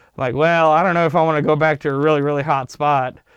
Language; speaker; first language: English; early bilingual, other home language; Turkish